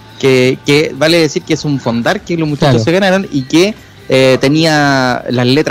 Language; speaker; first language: Spanish; native; Spanish